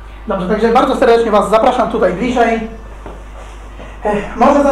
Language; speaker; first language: Polish; native; Polish